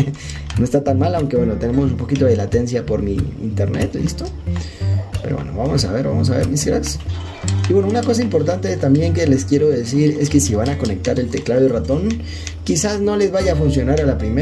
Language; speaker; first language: Spanish; native; Spanish